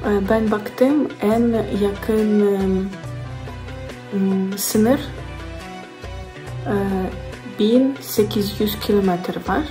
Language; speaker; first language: Turkish; non-native, learner; Ukrainian